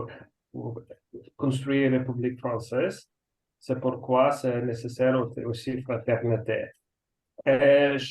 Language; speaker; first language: French; non-native, learner; Russian